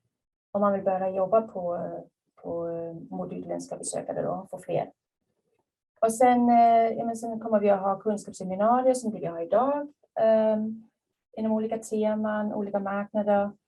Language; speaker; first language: Swedish; native; Swedish